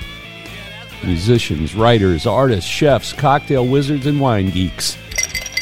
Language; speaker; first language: English; native; English